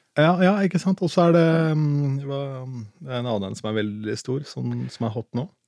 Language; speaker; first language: Norwegian; native; Norwegian